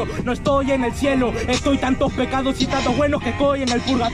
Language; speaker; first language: Spanish; native; Spanish